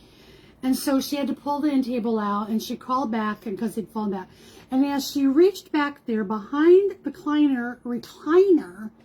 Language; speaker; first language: English; native; English